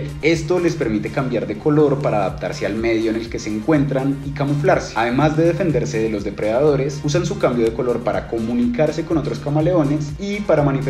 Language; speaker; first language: Spanish; native; Spanish